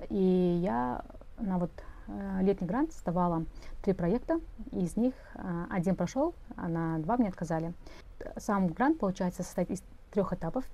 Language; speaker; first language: Russian; non-native, local second language; Kazakh